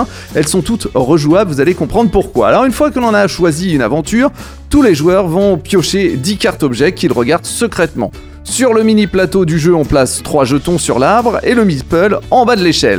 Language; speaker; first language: French; native; French